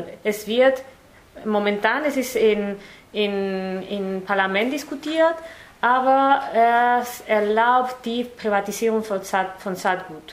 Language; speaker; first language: German; non-native, fluent; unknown